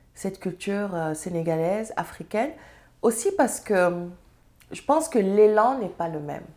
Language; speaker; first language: French; non-native, local second language; Serer